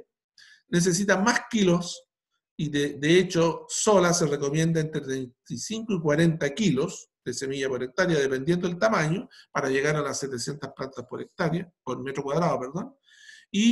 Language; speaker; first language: Spanish; native; Spanish